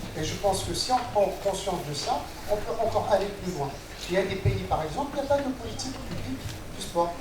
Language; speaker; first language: French; non-native, local second language; Arabic